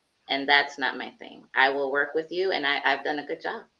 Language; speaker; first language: English; native; English